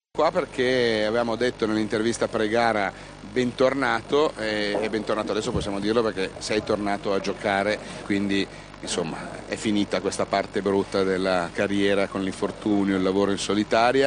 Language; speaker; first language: Italian; native; Italian